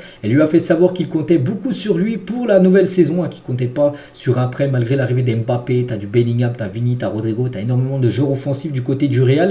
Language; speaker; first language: French; native; French